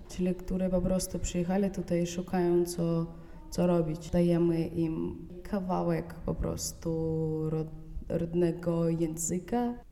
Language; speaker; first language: Polish; non-native, fluent; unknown